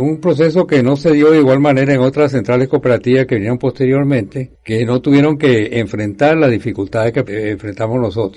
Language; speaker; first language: Spanish; native; Spanish